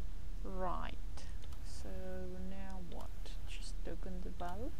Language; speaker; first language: English; non-native, fluent; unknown